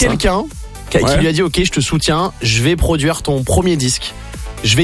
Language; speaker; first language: French; native; French